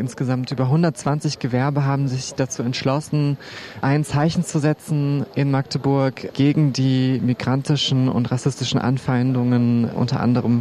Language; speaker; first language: German; native; German